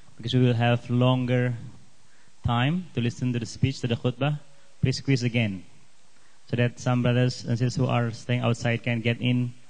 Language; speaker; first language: English; non-native, learner; Indonesian